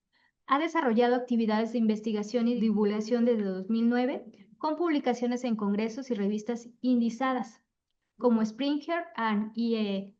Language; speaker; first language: Spanish; native; Spanish